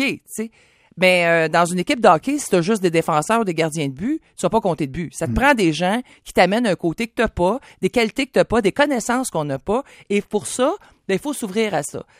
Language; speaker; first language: French; native; French